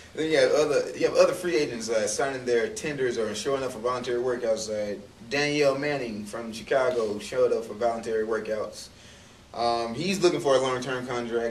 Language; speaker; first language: English; native; English